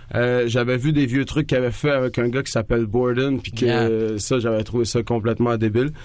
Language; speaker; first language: French; native; French